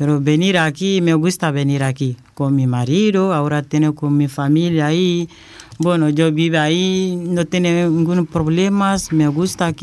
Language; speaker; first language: Spanish; non-native, learner; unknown